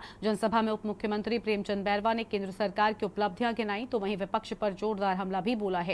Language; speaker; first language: Hindi; native; Hindi